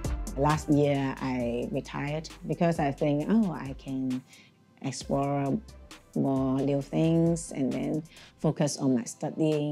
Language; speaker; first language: English; non-native, learner; Cantonese